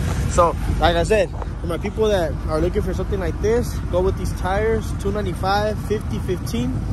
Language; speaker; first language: English; early bilingual, other home language; Spanish